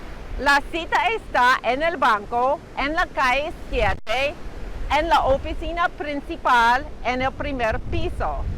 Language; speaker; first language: Spanish; non-native, fluent; English